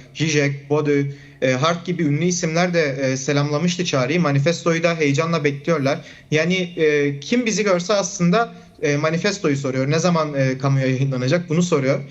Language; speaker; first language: Turkish; non-native, local second language; Kurdish